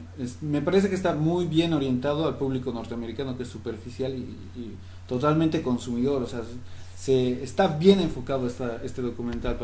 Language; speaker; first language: Spanish; native; Spanish